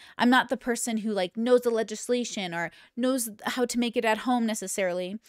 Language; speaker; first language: English; native; English